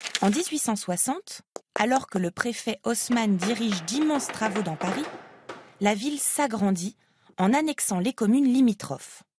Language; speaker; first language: French; native; French